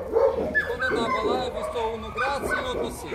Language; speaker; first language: Italian; non-native, learner; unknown